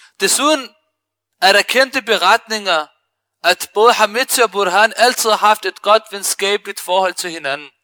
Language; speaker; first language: Danish; early bilingual, other home language; Arabic